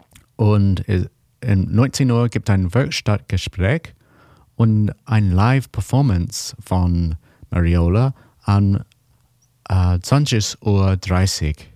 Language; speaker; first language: German; non-native, learner; English